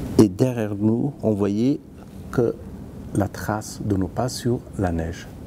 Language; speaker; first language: French; non-native, fluent; Persian